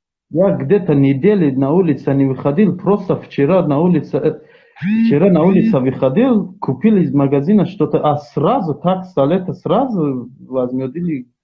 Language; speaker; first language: Russian; non-native, learner; Tajik